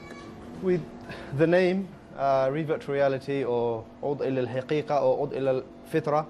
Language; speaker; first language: Arabic; non-native, learner; English